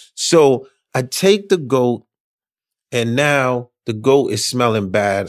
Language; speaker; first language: English; early bilingual, other home language; Haitian Creole